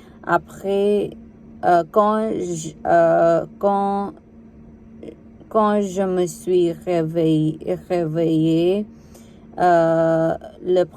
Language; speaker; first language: French; non-native, learner; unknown